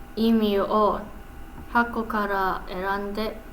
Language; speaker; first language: Japanese; non-native, learner; English